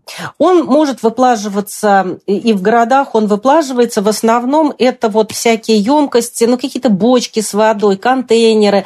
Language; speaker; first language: Russian; native; Russian